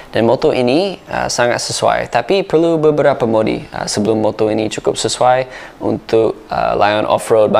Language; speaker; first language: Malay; non-native, fluent; English